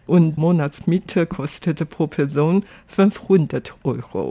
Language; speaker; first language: German; non-native, fluent; Chinese